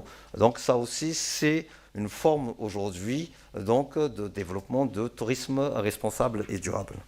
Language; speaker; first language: French; non-native, local second language; Malagasy